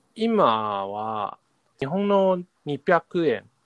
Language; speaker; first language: Japanese; non-native, learner; Chinese